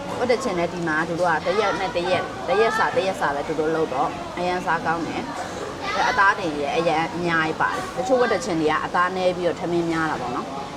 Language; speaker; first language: Burmese; non-native, local second language; Shan